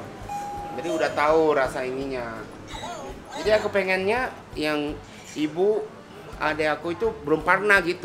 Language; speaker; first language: Indonesian; non-native, fluent; Japanese